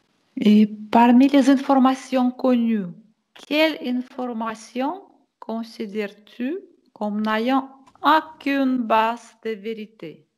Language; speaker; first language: French; non-native, fluent; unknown